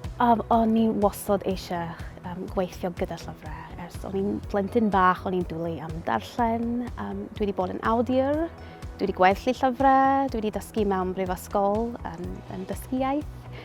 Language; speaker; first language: Welsh; non-native, fluent; English